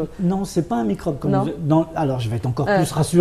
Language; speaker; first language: French; non-native, local second language; Arabic